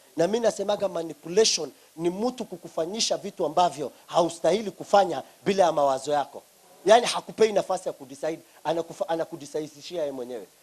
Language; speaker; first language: Swahili; non-native, local second language; Somali